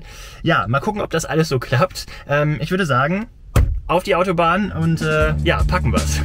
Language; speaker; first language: German; native; German